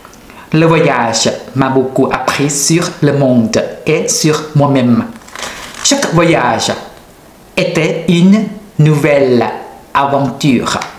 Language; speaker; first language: French; non-native, learner; Thai